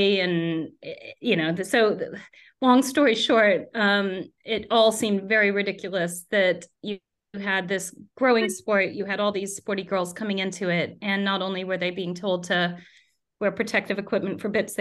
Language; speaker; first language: English; native; English